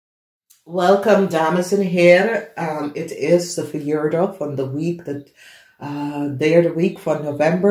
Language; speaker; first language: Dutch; non-native, learner; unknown